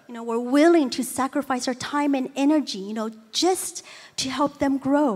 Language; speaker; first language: English; early bilingual, other home language; Chinese